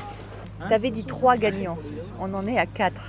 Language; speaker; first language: French; native; French